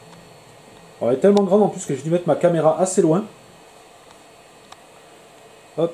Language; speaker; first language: French; native; French